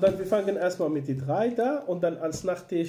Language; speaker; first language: German; non-native, learner; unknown